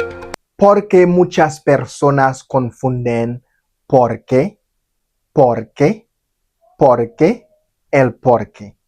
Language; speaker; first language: Spanish; non-native, fluent; Haitian Creole